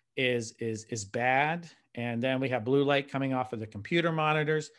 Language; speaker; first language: English; native; English